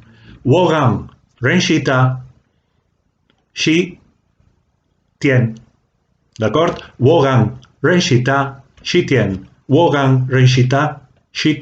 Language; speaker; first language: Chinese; non-native, fluent; Catalan